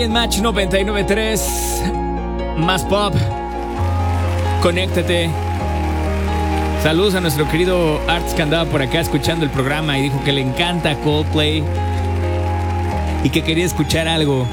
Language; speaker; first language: Spanish; native; Spanish